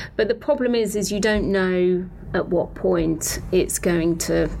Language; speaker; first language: English; native; English